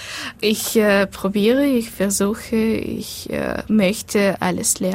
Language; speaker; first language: German; non-native, learner; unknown